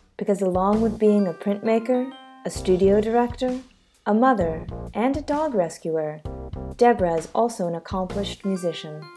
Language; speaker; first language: English; native; English